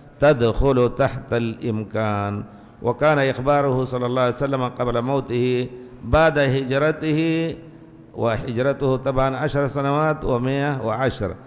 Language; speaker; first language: Arabic; native; Arabic